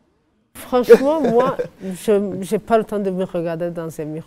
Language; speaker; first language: French; non-native, fluent; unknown